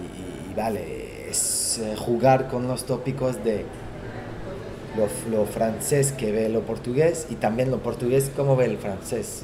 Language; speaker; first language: Spanish; non-native, fluent; Portuguese